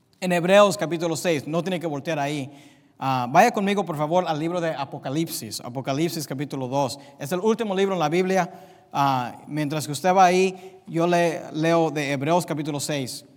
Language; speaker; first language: Spanish; early bilingual, heritage; English